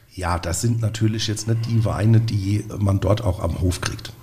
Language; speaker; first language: German; native; German